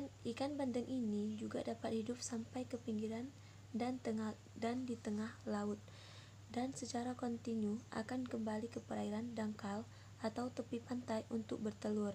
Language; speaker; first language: Indonesian; non-native, local second language; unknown